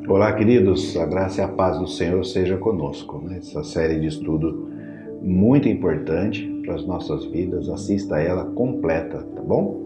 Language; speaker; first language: Portuguese; native; Portuguese